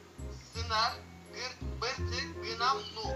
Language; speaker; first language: Indonesian; non-native, learner; Turkish